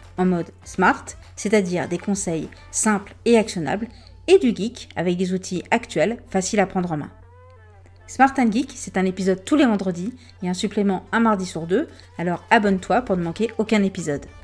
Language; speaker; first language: French; native; French